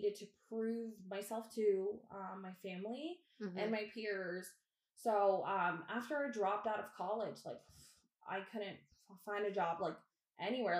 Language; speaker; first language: English; native; English